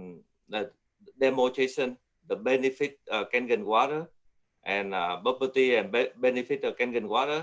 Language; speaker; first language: English; non-native, learner; Vietnamese